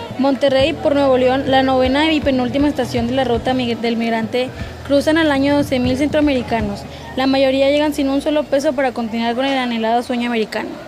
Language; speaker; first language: Spanish; native; Spanish